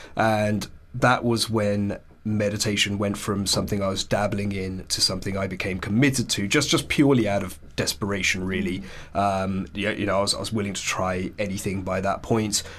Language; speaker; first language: English; early bilingual, other home language; Hindi